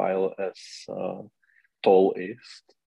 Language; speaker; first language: German; non-native, learner; Czech